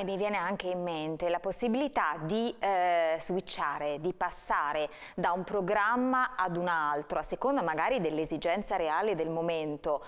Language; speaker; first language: Italian; native; Italian